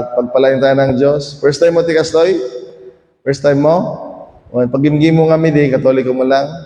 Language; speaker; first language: Filipino; native; Filipino